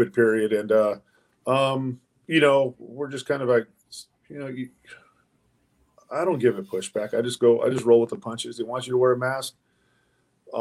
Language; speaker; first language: English; early bilingual, other home language; Spanish